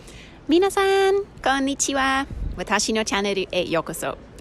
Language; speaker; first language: Japanese; non-native, learner; English